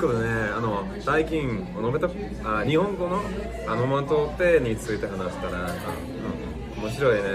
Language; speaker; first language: Japanese; non-native, learner; English